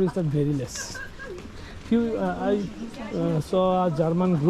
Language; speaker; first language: English; non-native, local second language; Bangla